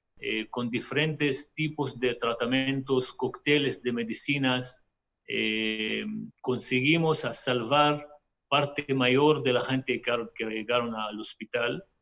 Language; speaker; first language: Spanish; non-native, fluent; Hebrew